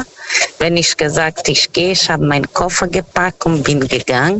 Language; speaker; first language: German; non-native, fluent; Portuguese